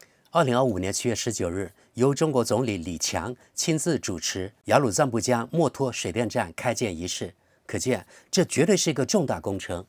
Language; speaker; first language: Chinese; native; Chinese